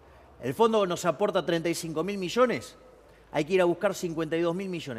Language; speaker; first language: Spanish; native; Spanish